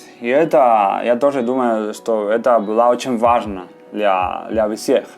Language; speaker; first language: Russian; non-native, fluent; Spanish